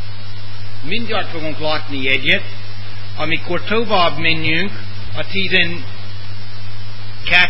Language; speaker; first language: Hungarian; non-native, fluent; English